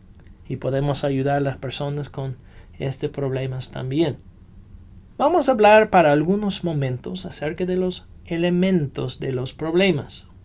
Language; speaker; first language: Spanish; non-native, fluent; English